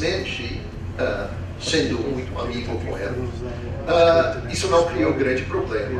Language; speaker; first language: Portuguese; non-native, fluent; English